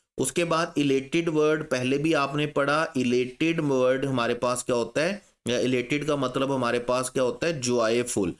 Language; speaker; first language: Urdu; non-native, local second language; Punjabi